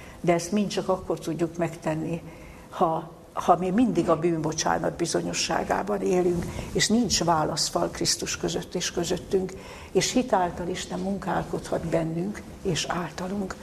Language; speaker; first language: Hungarian; native; Hungarian